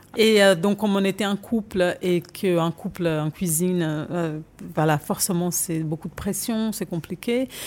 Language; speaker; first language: French; non-native, fluent; Portuguese